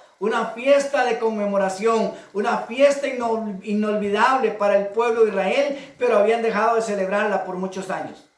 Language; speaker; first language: Spanish; native; Spanish